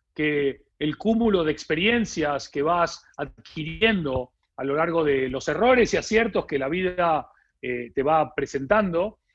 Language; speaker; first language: Spanish; native; Spanish